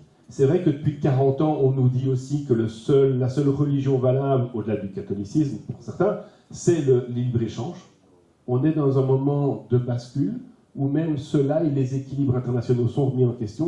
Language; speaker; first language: French; native; French